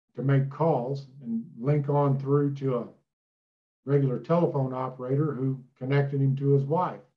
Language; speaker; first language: English; native; English